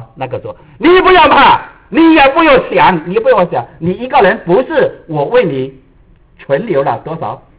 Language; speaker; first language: Chinese; native; Chinese